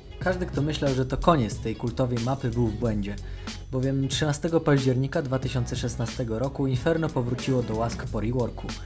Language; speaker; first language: Polish; native; Polish